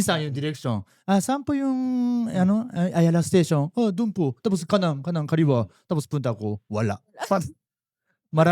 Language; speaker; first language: Filipino; non-native, learner; Japanese